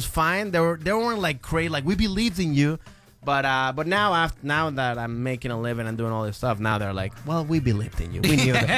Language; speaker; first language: English; native; English